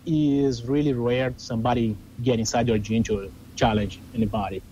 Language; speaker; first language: English; non-native, learner; Portuguese